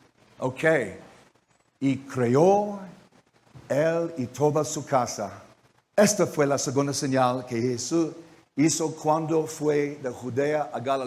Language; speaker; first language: Spanish; non-native, learner; English